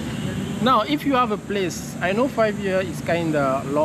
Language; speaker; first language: English; non-native, learner; French